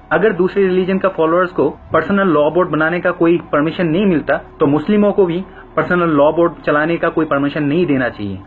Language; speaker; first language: Hindi; non-native, fluent; Bangla